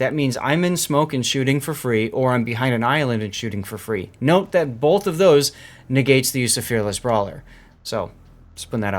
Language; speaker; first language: English; native; English